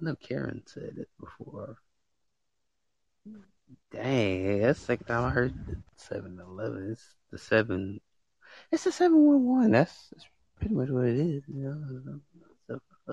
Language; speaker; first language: English; native; English